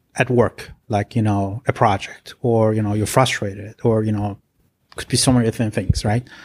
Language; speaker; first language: English; non-native, fluent; Persian